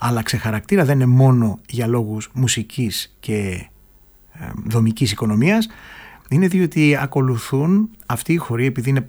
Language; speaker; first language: Greek; native; Greek